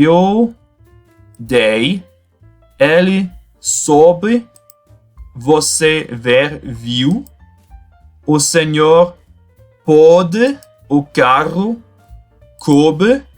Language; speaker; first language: Portuguese; non-native, fluent; French